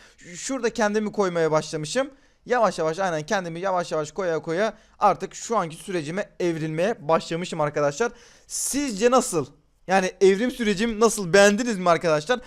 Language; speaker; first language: Turkish; native; Turkish